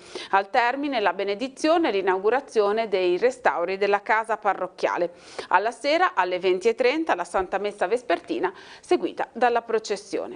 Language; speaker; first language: Italian; native; Italian